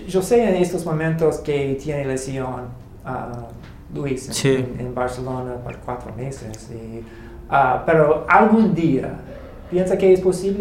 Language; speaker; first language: Spanish; non-native, learner; English